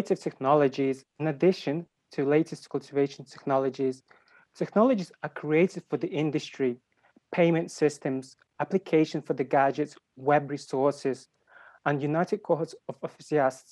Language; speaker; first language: English; non-native, fluent; Ukrainian